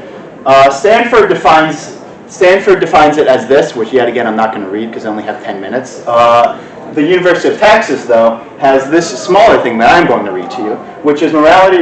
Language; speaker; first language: English; native; English